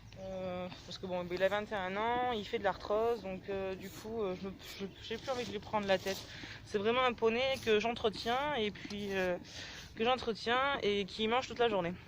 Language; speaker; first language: French; native; French